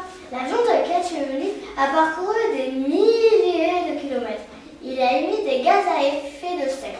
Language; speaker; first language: French; native; French